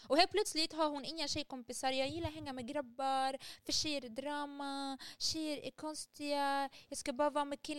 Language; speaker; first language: Swedish; early bilingual, other home language; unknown